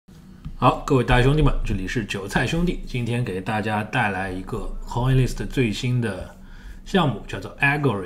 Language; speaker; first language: Chinese; native; Chinese